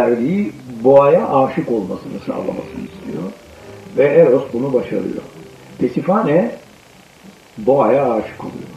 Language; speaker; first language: Turkish; native; Turkish